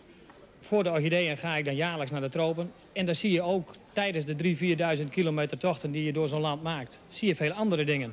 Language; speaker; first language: Dutch; native; Dutch